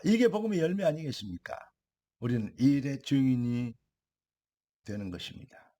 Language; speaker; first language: Korean; native; Korean